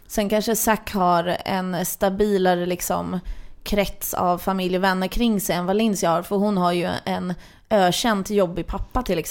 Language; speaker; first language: Swedish; native; Swedish